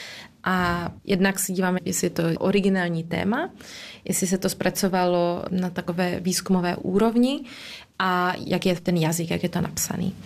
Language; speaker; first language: Czech; early bilingual, heritage; Czech